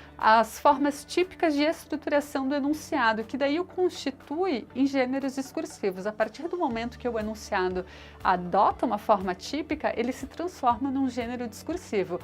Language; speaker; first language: Portuguese; native; Portuguese